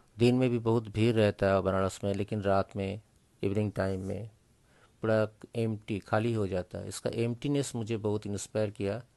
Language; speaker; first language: Hindi; native; Hindi